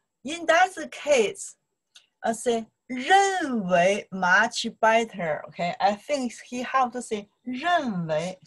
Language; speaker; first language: English; non-native, learner; Chinese